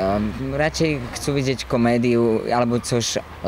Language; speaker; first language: Polish; non-native, fluent; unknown